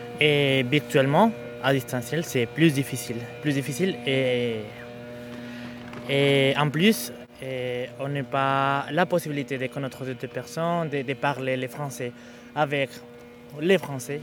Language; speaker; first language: French; non-native, learner; Spanish